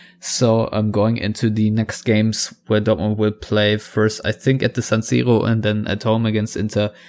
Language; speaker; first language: English; non-native, fluent; German